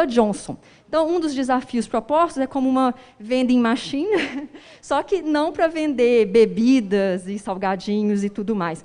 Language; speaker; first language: Portuguese; native; Portuguese